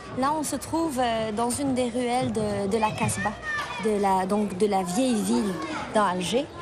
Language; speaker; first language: French; non-native, local second language; Arabic